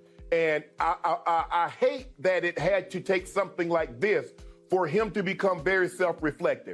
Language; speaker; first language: English; native; English